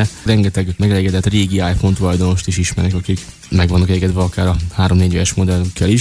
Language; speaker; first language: Hungarian; native; Hungarian